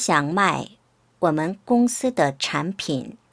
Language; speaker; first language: Chinese; non-native, fluent; Korean